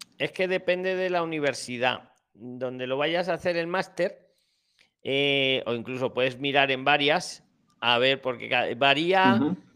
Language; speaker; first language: Spanish; native; Spanish